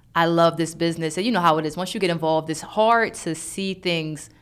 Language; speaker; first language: English; native; English